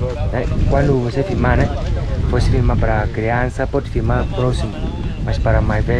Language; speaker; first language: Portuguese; non-native, learner; Vietnamese